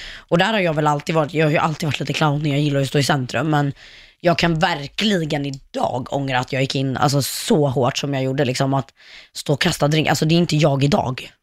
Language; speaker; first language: Swedish; native; Swedish